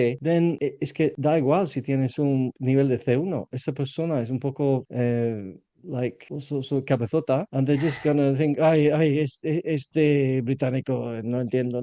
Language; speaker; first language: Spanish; non-native, learner; English